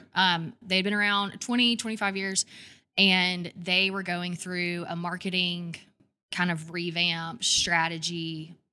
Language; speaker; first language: English; native; English